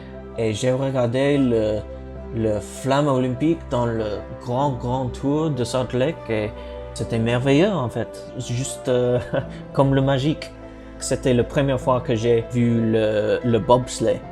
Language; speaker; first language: French; non-native, learner; English